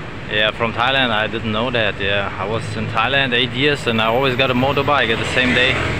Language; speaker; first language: English; non-native, fluent; German